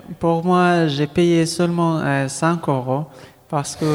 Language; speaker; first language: French; non-native, learner; Kurdish